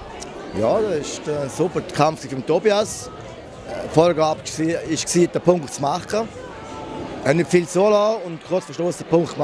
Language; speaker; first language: German; native; German